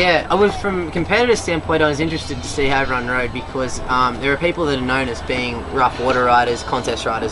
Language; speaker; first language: English; native; English